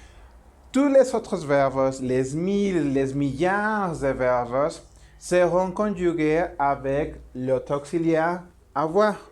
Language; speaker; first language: French; non-native, learner; Spanish